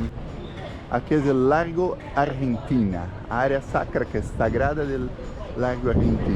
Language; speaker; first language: Spanish; non-native, fluent; Portuguese